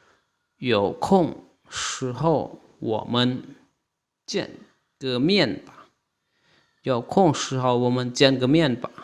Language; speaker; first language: Chinese; non-native, fluent; Lao